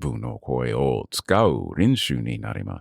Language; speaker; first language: Japanese; non-native, learner; English